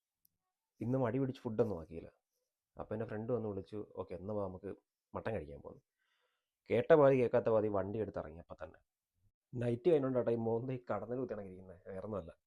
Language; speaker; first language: Malayalam; native; Malayalam